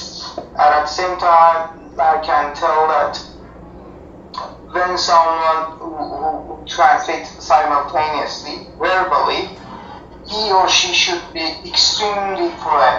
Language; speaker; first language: English; non-native, fluent; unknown